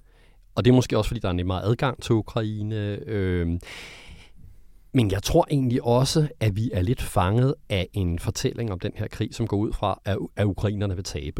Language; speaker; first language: Danish; native; Danish